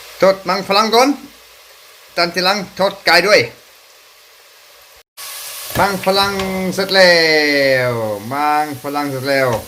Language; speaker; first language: Thai; non-native, learner; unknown